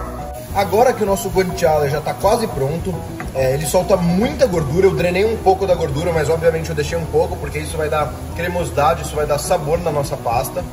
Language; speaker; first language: Portuguese; native; Portuguese